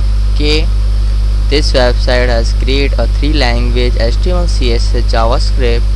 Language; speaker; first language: English; non-native, learner; Hindi